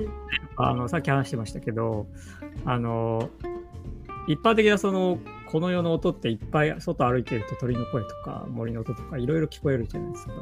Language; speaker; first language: Japanese; native; Japanese